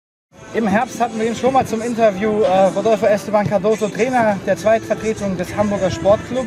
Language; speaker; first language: German; native; German